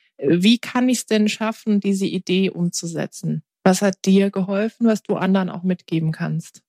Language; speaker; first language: German; early bilingual, other home language; Turkish